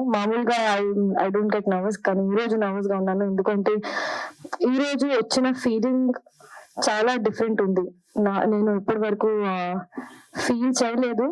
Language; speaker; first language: Telugu; non-native, learner; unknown